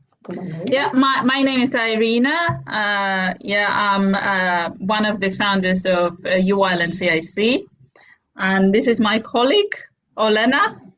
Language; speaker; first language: English; non-native, fluent; Russian